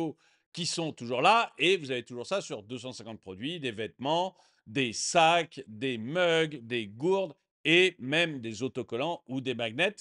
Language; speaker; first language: French; native; French